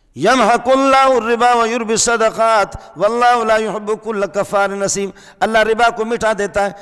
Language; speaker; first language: Urdu; non-native, local second language; Brahui